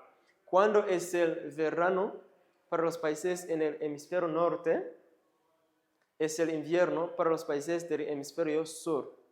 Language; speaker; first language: Spanish; non-native, fluent; Kinyarwanda